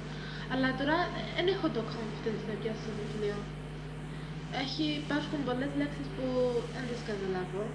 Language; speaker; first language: Greek; early bilingual, heritage; Greek